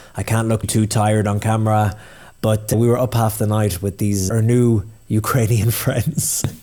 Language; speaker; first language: English; native; English